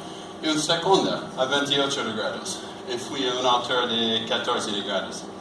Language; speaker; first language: Spanish; non-native, learner; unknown